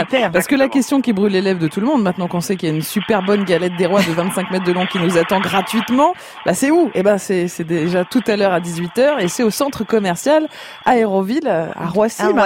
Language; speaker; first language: French; native; French